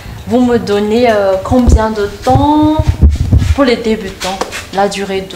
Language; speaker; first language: French; non-native, local second language; Malagasy